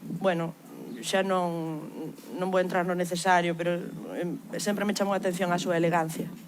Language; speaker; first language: Galician; non-native, local second language; Spanish